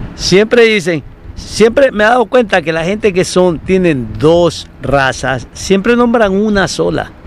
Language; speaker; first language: Spanish; native; Spanish